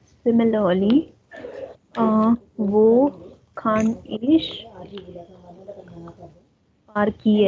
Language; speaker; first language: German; non-native, fluent; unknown